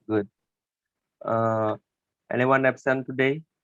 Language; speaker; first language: English; non-native, learner; Indonesian